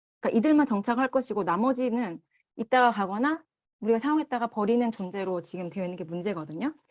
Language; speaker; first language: Korean; native; Korean